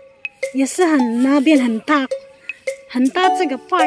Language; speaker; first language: Chinese; non-native, learner; Filipino